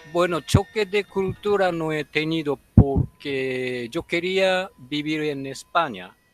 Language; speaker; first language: Spanish; non-native, fluent; Japanese